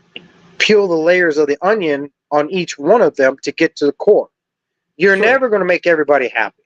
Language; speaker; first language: English; native; English